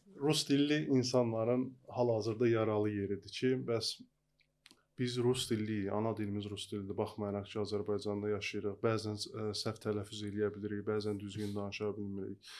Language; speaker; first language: Azerbaijani; native; Azerbaijani